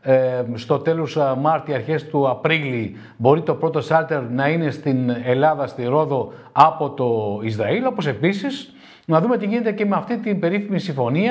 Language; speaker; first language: Greek; native; Greek